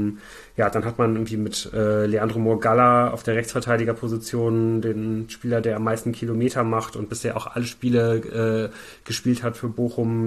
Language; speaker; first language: German; native; German